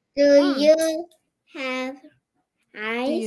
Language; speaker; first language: English; non-native, learner; Korean